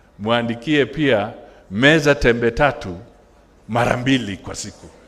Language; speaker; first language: Swahili; non-native, local second language; Luyia